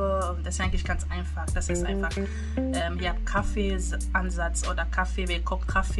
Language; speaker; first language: German; non-native, fluent; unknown